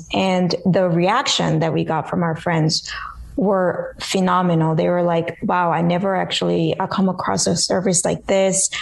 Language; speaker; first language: English; early bilingual, other home language; Korean